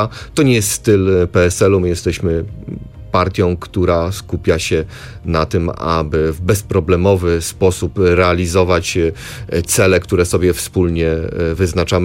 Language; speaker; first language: Polish; native; Polish